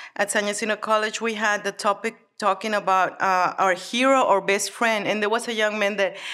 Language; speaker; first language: English; early bilingual, other home language; Spanish